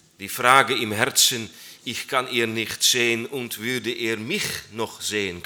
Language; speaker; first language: German; non-native, learner; Dutch